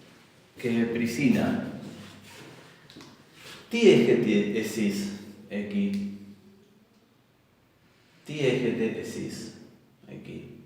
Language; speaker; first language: Greek; non-native, fluent; Spanish